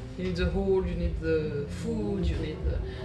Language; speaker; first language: English; non-native, fluent; French